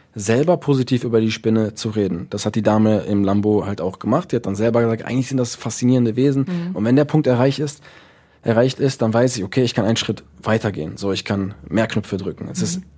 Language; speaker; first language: German; early bilingual, other home language; Dutch